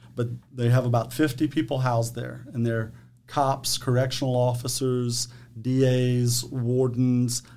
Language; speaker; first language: English; native; English